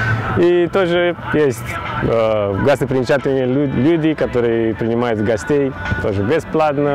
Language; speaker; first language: Russian; non-native, learner; Romanian